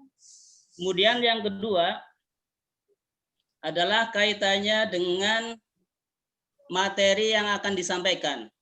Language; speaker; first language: Indonesian; native; Indonesian